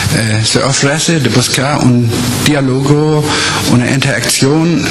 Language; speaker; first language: Spanish; non-native, learner; German